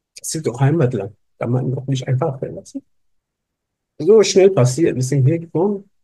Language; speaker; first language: German; non-native, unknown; Persian